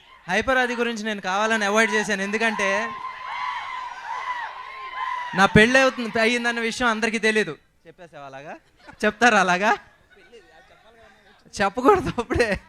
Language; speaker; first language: Telugu; native; Telugu